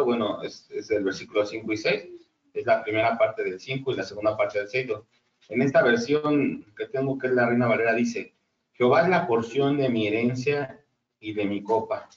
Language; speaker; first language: Spanish; native; Spanish